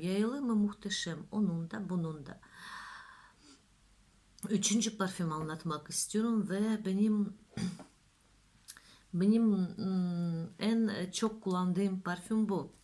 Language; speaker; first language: Turkish; non-native, learner; Russian